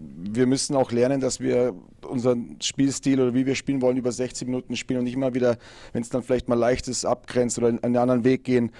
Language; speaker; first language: German; native; German